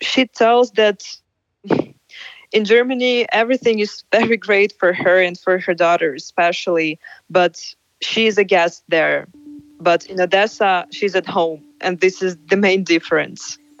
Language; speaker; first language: English; non-native, fluent; Ukrainian